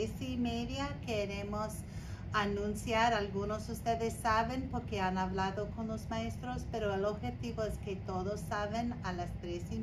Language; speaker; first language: Spanish; non-native, learner; English